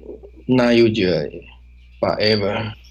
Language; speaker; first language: English; non-native, learner; Chinese